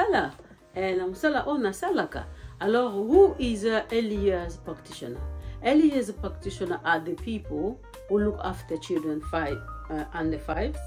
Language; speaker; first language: English; non-native, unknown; Lingala